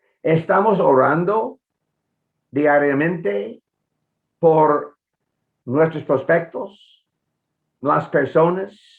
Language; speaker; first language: Spanish; non-native, fluent; English